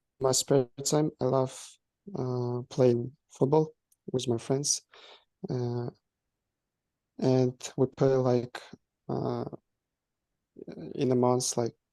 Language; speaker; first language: English; non-native, learner; Kazakh